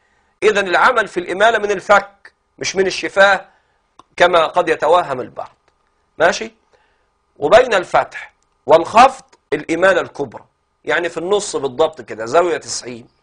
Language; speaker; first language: Arabic; native; Arabic